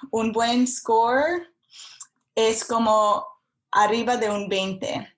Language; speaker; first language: Spanish; early bilingual, heritage; Spanish